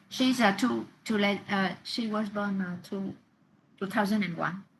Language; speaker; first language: English; non-native, learner; Vietnamese